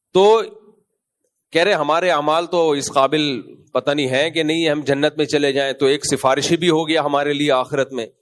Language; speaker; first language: Urdu; native; Urdu